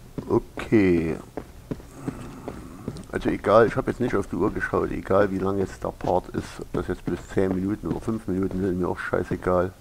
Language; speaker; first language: German; native; German